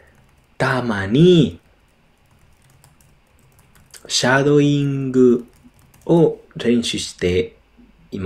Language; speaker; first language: Japanese; non-native, learner; English